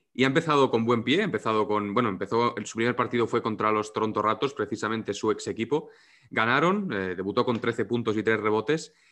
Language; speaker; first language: Spanish; non-native, local second language; Catalan